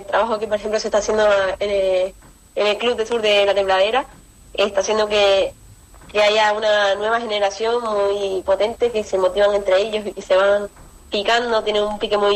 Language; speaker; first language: Spanish; native; Spanish